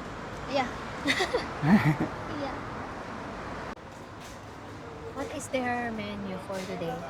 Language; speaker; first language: English; non-native, local second language; Filipino